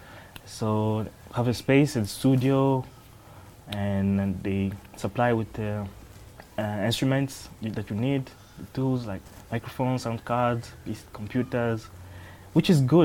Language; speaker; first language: English; non-native, learner; French